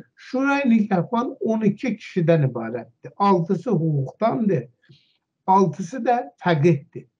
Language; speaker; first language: Turkish; non-native, fluent; Azerbaijani